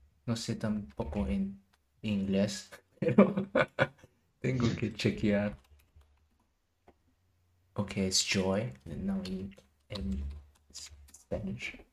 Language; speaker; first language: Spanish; non-native, learner; German